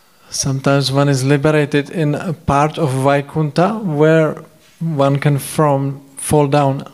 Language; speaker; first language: English; non-native, fluent; Czech